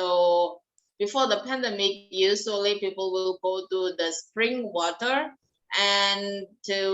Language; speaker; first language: English; non-native, fluent; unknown